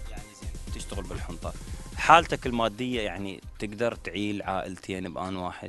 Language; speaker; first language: Arabic; native; Arabic